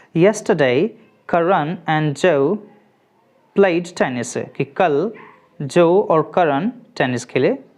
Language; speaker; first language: Hindi; native; Hindi